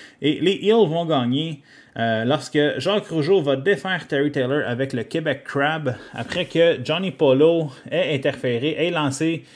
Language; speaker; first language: French; native; French